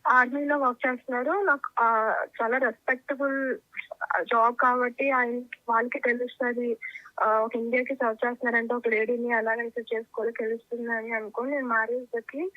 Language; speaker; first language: Telugu; native; Telugu